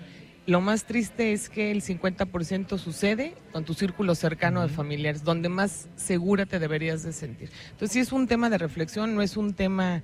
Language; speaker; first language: Spanish; native; Spanish